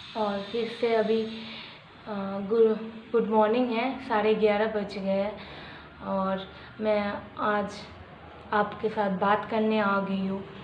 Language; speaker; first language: Hindi; non-native, local second language; Bangla